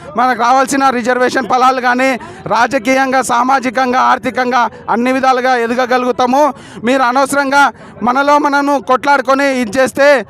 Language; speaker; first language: Telugu; non-native, local second language; Lambadi